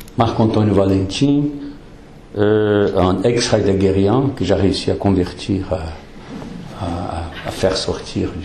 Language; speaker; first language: French; non-native, fluent; Portuguese